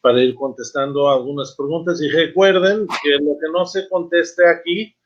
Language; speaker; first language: Spanish; non-native, fluent; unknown